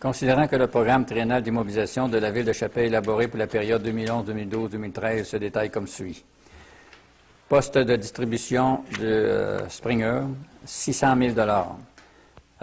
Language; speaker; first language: French; native; French